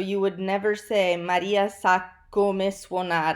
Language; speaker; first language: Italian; non-native, fluent; English